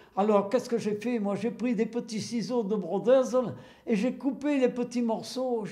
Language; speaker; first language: French; native; French